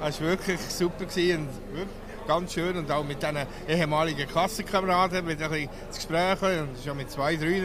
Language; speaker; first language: German; native; German